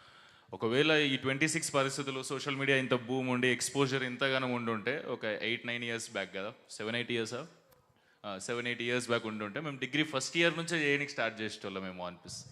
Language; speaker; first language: Telugu; native; Telugu